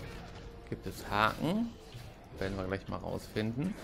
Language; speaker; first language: German; native; German